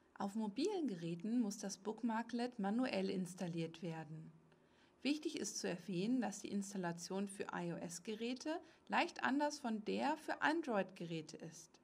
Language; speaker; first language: German; native; German